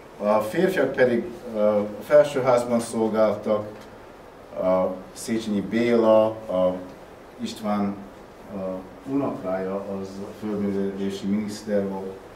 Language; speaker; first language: Hungarian; early bilingual, heritage; Hungarian